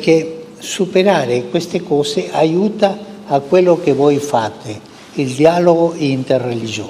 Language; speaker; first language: Italian; non-native, fluent; Spanish